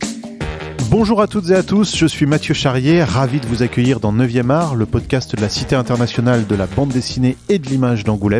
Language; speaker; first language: French; native; French